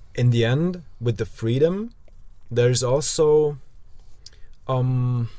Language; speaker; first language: English; non-native, fluent; German